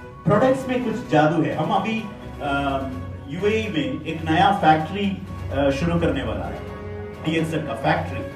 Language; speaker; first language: Hindi; non-native, fluent; Bangla